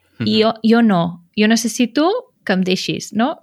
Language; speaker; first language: Catalan; native; Catalan